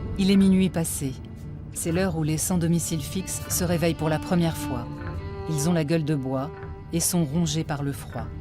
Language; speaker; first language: French; native; French